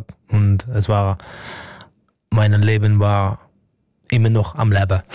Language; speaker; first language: German; non-native, fluent; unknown